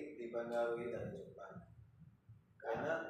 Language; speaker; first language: Indonesian; non-native, fluent; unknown